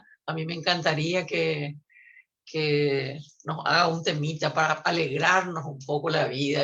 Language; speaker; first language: Spanish; native; Spanish